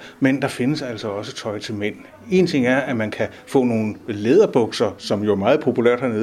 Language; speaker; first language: Danish; native; Danish